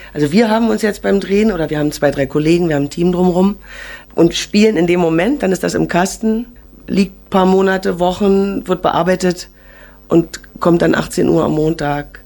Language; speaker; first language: German; native; German